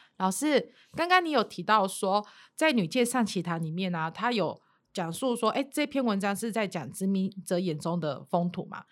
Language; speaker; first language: Chinese; native; Chinese